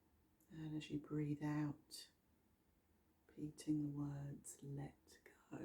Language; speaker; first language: English; native; English